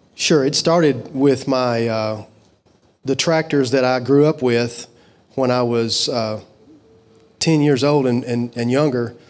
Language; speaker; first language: English; native; English